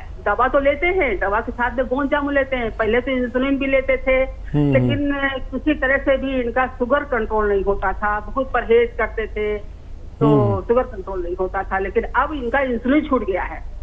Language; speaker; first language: Hindi; native; Hindi